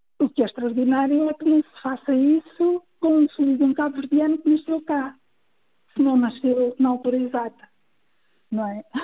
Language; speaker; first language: Portuguese; native; Portuguese